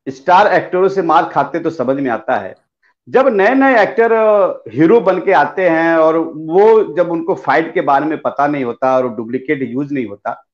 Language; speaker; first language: Hindi; non-native, local second language; Bhojpuri